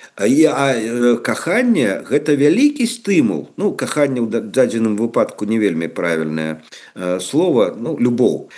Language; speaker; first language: Belarusian; non-native, local second language; Russian